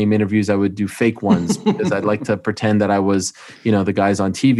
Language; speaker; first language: English; native; English